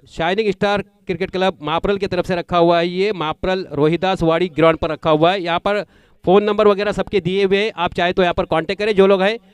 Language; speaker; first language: Hindi; non-native, local second language; Marathi